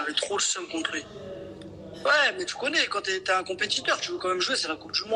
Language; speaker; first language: French; native; French